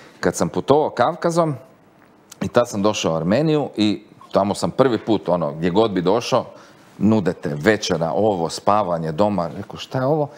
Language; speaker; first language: Croatian; native; Croatian